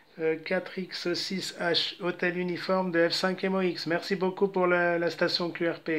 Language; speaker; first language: French; native; French